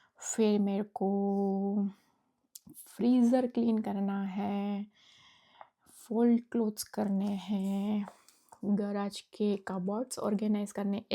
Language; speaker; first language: Hindi; non-native, local second language; Gujarati